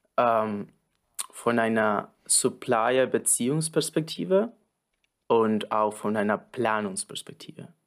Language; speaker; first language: German; non-native, fluent; Spanish